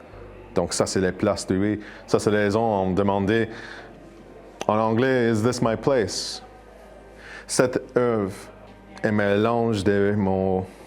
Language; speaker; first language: French; non-native, learner; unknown